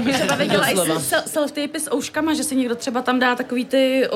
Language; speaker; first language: Czech; native; Czech